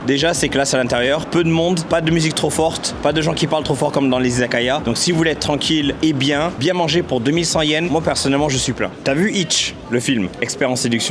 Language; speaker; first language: French; native; French